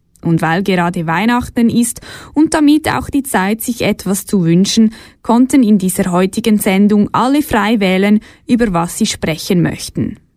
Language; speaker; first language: German; native; German